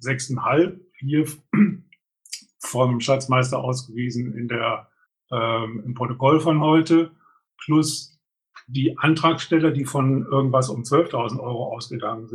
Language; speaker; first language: German; native; German